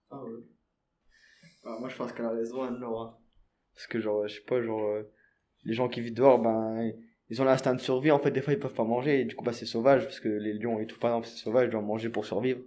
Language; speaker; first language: French; native; French